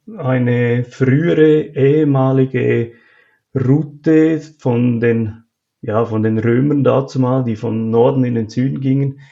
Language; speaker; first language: German; native; German